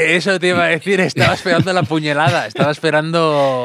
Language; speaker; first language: Spanish; native; Spanish